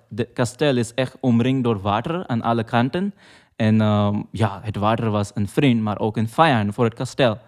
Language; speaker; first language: Dutch; non-native, fluent; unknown